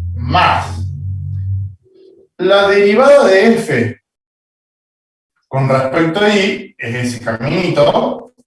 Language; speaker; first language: Spanish; native; Spanish